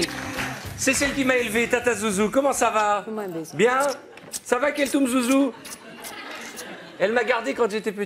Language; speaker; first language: French; native; French